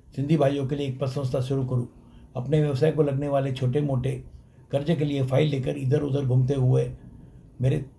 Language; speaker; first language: Hindi; non-native, local second language; Sindhi